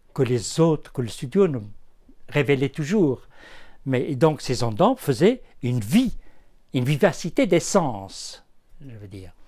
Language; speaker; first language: French; non-native, local second language; Arabic